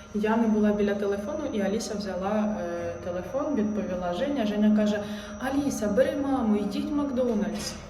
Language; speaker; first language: Ukrainian; native; Ukrainian